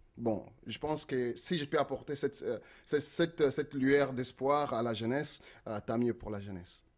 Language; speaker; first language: French; non-native, local second language; Lingala